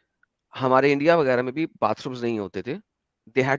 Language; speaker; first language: Hindi; native; Hindi